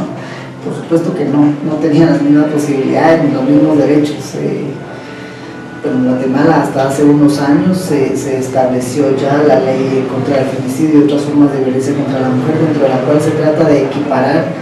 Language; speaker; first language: Spanish; native; Spanish